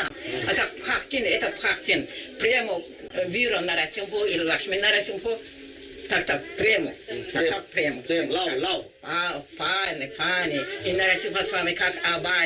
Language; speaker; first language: Russian; non-native, learner; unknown